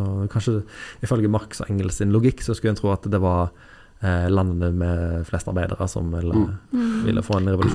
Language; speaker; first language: Norwegian; native; Norwegian